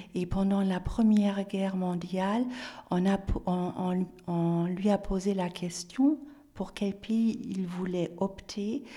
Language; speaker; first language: French; non-native, fluent; German